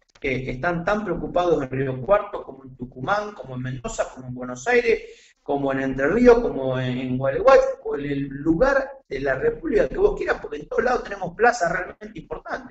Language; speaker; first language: Spanish; native; Spanish